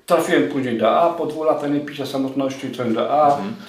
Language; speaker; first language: Polish; native; Polish